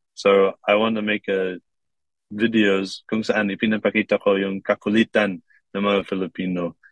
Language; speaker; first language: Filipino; non-native, fluent; English